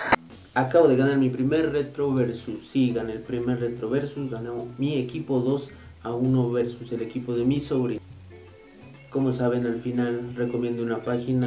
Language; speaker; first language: Spanish; native; Spanish